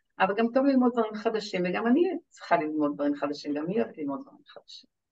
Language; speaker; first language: Hebrew; native; Hebrew